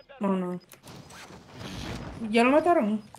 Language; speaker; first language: Spanish; early bilingual, other home language; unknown